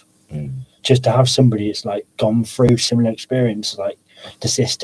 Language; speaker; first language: English; native; English